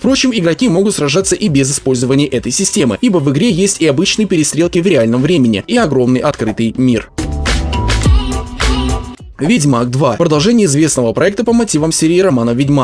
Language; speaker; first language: Russian; native; Russian